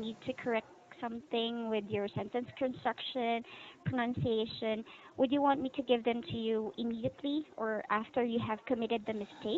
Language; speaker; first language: English; non-native, local second language; Filipino